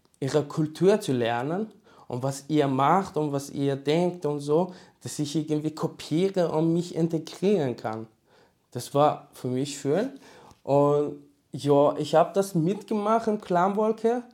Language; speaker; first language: German; non-native, learner; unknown